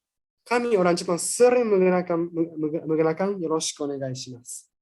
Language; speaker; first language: Indonesian; non-native, fluent; Japanese